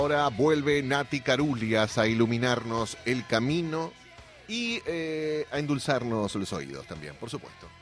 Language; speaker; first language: Spanish; native; Spanish